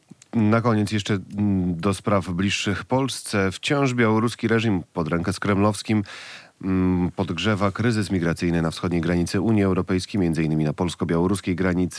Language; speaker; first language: Polish; native; Polish